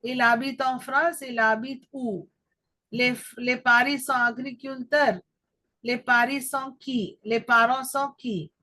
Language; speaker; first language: French; non-native, fluent; Telugu